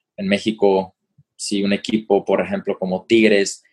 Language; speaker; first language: Spanish; early bilingual, heritage; Spanish